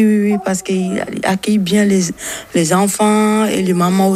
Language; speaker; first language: French; non-native, local second language; Bambara